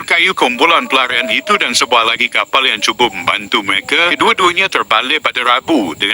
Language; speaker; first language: Malay; native; Malay